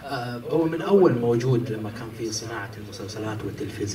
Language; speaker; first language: Arabic; native; Arabic